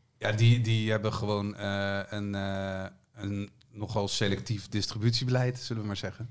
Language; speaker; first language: Dutch; native; Dutch